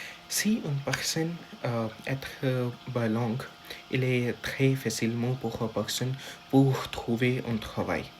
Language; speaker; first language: French; non-native, learner; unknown